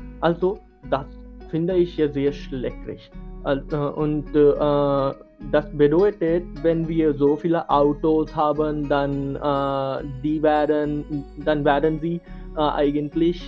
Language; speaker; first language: German; non-native, learner; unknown